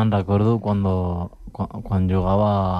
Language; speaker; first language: Catalan; non-native, local second language; Spanish